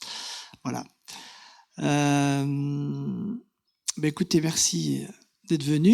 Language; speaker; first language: French; native; French